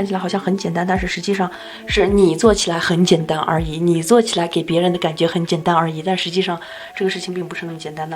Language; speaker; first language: Chinese; native; Chinese